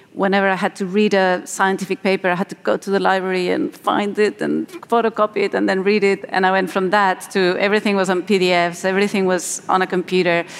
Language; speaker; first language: English; non-native, fluent; Spanish